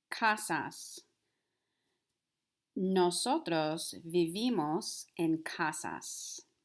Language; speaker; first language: Spanish; non-native, fluent; English